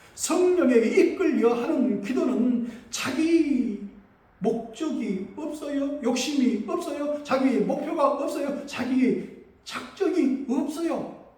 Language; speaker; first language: Korean; native; Korean